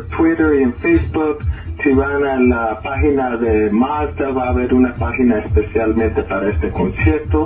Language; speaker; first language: Spanish; early bilingual, heritage; Spanish